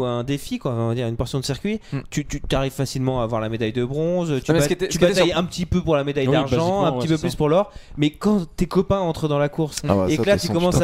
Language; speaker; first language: French; native; French